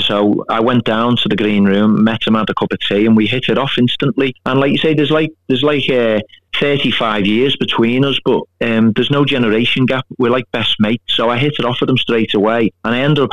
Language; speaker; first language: English; native; English